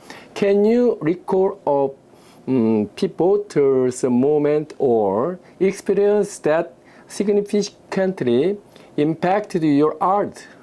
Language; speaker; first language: English; non-native, learner; Korean